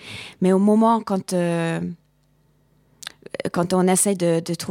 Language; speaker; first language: French; non-native, fluent; Hungarian